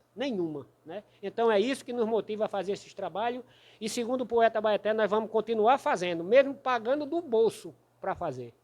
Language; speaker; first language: Portuguese; native; Portuguese